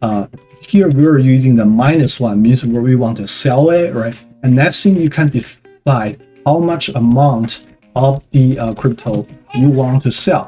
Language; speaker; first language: English; non-native, fluent; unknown